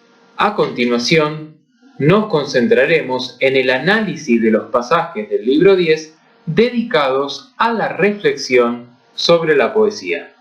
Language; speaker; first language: Spanish; native; Spanish